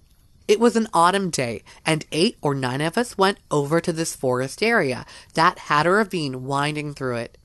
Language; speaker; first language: English; native; English